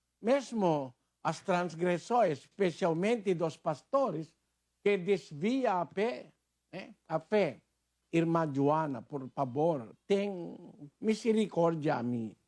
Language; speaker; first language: Portuguese; non-native, learner; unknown